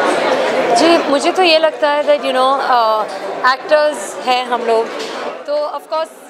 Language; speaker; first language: Hindi; native; Hindi